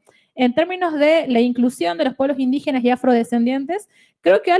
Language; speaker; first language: Spanish; native; Spanish